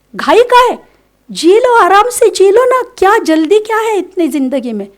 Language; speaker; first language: Hindi; non-native, local second language; Marathi